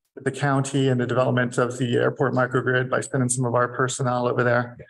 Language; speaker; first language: English; native; English